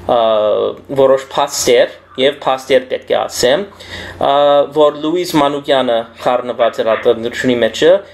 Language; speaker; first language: Armenian; early bilingual, heritage; Armenian